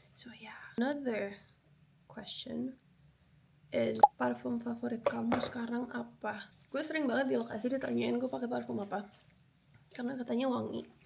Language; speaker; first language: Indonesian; early bilingual, other home language; Spanish